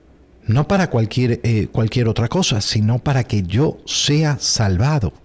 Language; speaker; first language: Spanish; native; Spanish